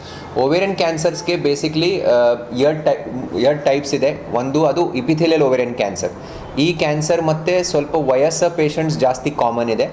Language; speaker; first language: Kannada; non-native, learner; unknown